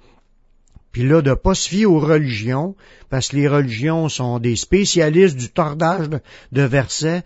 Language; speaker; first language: French; native; French